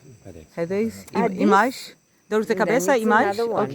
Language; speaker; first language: Portuguese; non-native, learner; English